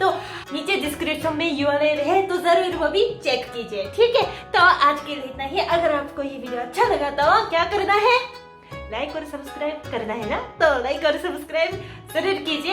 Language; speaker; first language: Hindi; non-native, fluent; Japanese